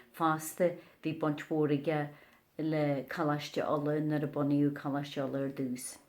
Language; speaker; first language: Irish; native; Irish